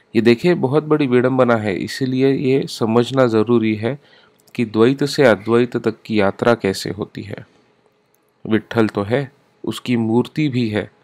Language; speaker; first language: Hindi; non-native, local second language; Marathi